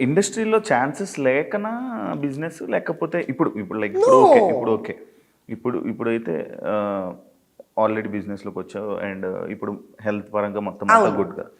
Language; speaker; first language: Telugu; native; Telugu